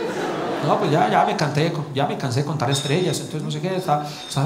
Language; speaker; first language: Spanish; native; Spanish